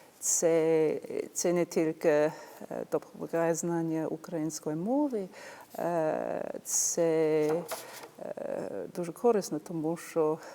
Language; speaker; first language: Ukrainian; non-native, fluent; English